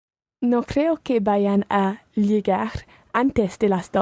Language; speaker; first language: Spanish; non-native, learner; English